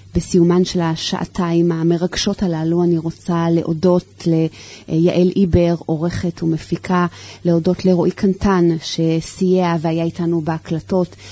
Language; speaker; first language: Hebrew; native; Hebrew